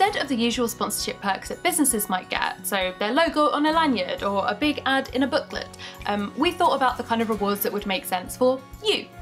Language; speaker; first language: English; native; English